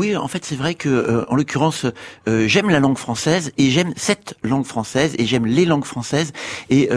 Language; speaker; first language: French; native; French